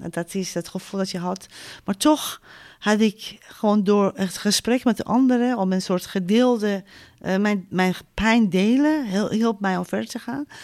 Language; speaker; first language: Dutch; non-native, fluent; Persian